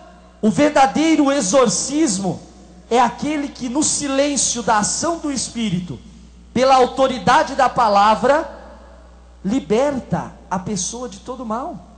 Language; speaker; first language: Portuguese; native; Portuguese